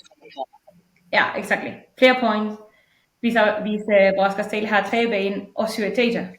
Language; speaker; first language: Danish; non-native, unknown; Spanish